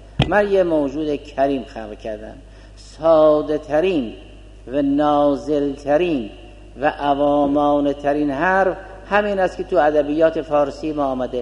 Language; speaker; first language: Persian; native; Persian